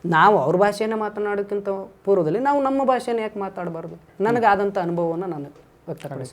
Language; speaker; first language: Kannada; native; Kannada